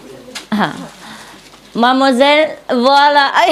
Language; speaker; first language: French; non-native, learner; Vietnamese